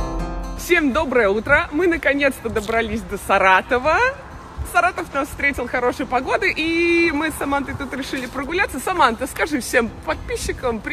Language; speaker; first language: Russian; native; Russian